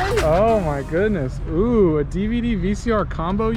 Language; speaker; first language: English; native; English